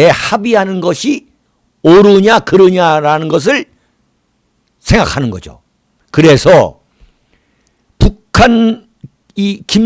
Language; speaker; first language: Korean; native; Korean